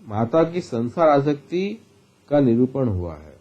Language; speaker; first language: Hindi; non-native, local second language; Gujarati